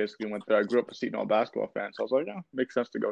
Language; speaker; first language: English; native; English